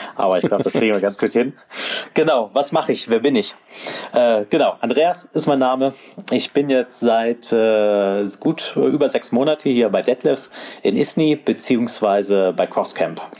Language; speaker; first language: German; native; German